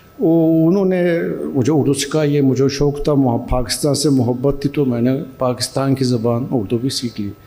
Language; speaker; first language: Urdu; non-native, fluent; Turkish